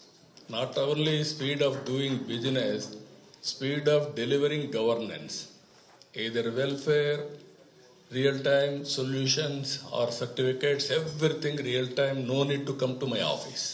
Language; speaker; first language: English; non-native, local second language; Telugu